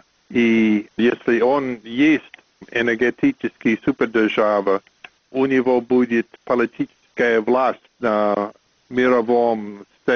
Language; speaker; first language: Russian; non-native, fluent; English